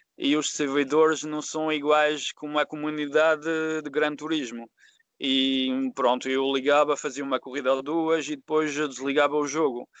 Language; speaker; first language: Portuguese; early bilingual, heritage; Portuguese